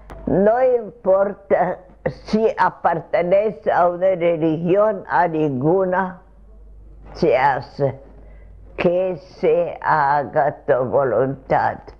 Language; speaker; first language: Spanish; non-native, fluent; Russian